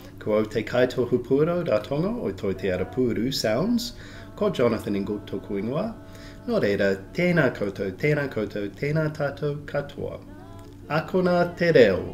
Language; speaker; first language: Māori; non-native, learner; English